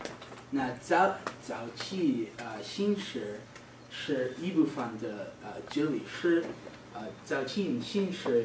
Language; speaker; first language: Chinese; non-native, learner; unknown